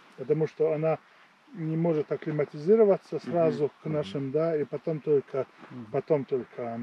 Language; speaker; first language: Russian; non-native, fluent; Latvian